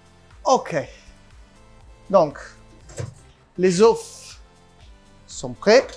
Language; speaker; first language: French; non-native, learner; Italian